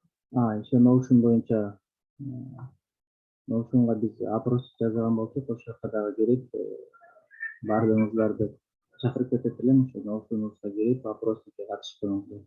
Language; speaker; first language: Kyrgyz; native; Kyrgyz